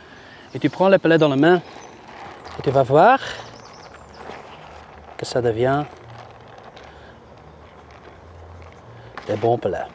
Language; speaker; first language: French; non-native, local second language; Dutch